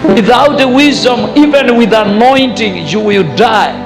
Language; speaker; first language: English; non-native, local second language; Swahili